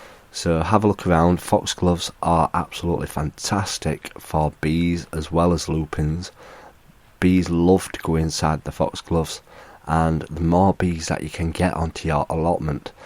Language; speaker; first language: English; native; English